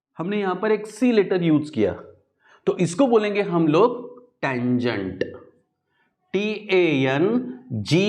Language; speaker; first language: Hindi; non-native, local second language; Marathi